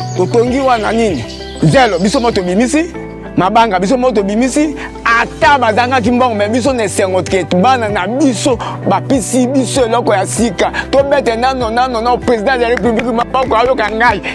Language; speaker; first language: Lingala; native; Lingala